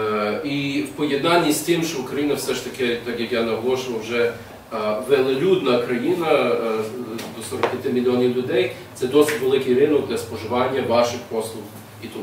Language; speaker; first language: Ukrainian; early bilingual, heritage; English